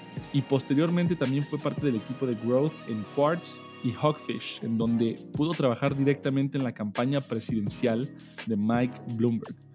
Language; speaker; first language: Spanish; native; Spanish